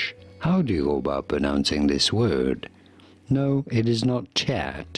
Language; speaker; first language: English; non-native, fluent; French